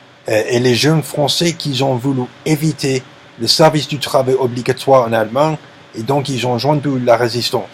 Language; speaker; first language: French; non-native, learner; English